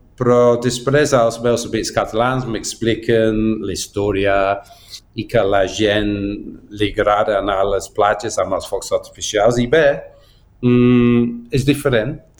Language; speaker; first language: Catalan; non-native, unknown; English